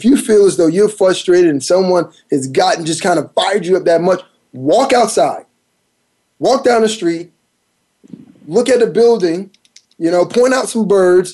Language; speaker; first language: English; native; English